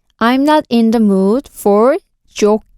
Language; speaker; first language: English; non-native, learner; Korean